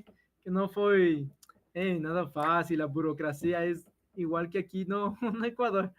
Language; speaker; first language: Portuguese; non-native, learner; Spanish